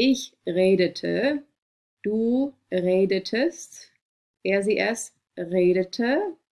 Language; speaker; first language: German; non-native, fluent; English